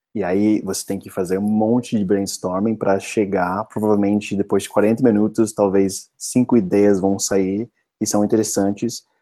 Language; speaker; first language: Portuguese; non-native, fluent; English